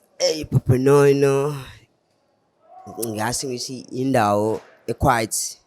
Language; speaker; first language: Zulu; non-native, local second language; Xhosa